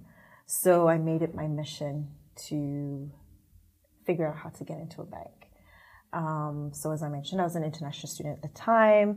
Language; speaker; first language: English; non-native, local second language; Shona